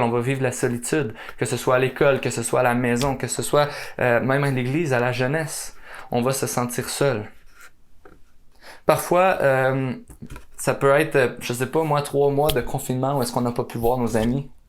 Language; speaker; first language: French; native; French